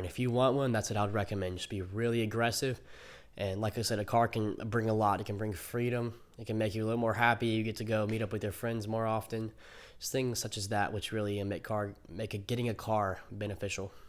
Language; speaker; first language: English; native; English